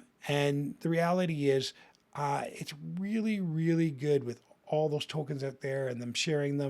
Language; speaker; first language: English; native; English